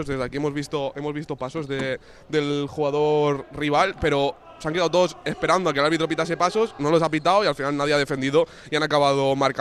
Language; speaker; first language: Spanish; native; Spanish